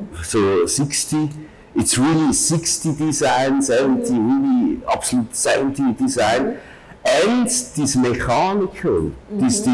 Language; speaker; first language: English; non-native, learner; German